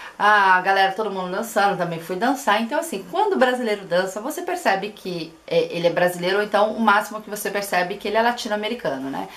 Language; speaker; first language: Portuguese; native; Portuguese